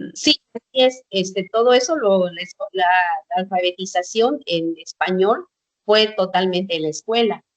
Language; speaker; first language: Spanish; non-native, local second language; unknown